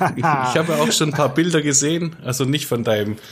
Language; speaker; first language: German; native; German